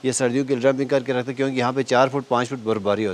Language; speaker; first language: Hindi; non-native, local second language; Balti